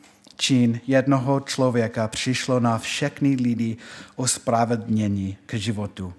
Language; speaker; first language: Czech; non-native, fluent; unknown